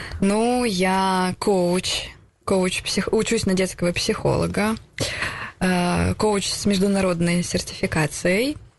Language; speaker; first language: Russian; native; Russian